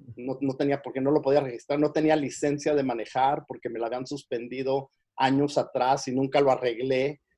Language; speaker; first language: Spanish; early bilingual, heritage; Spanish